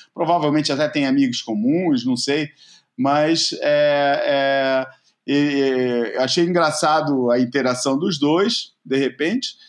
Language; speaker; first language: Portuguese; native; Portuguese